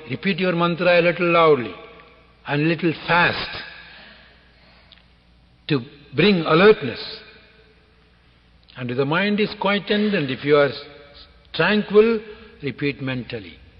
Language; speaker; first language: English; non-native, local second language; Tamil